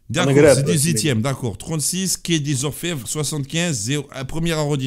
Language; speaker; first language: French; native; French